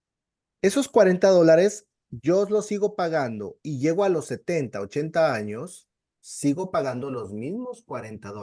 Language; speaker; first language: Spanish; native; Spanish